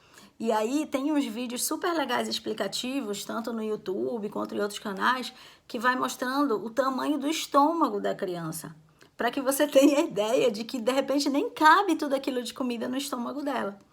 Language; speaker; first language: Portuguese; native; Portuguese